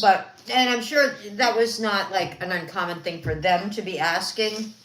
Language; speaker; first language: English; native; English